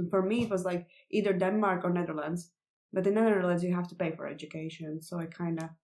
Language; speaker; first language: English; non-native, fluent; Latvian